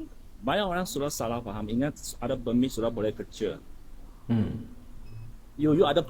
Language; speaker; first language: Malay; non-native, local second language; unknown